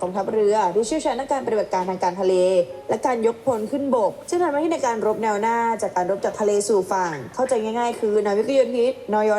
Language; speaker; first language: Thai; native; Thai